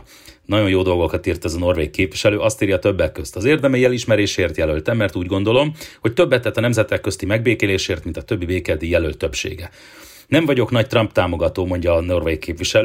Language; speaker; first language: Hungarian; native; Hungarian